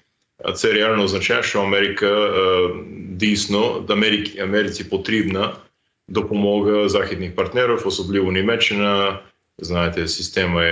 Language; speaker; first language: Ukrainian; non-native, fluent; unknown